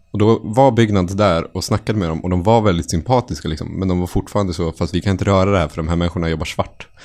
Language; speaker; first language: Swedish; native; Swedish